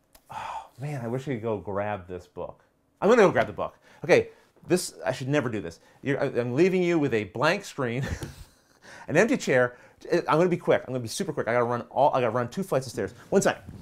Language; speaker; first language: English; native; English